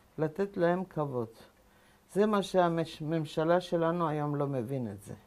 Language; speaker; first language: Hebrew; non-native, fluent; Ladino